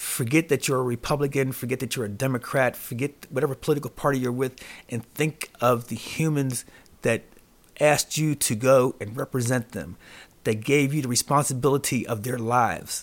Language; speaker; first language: English; native; English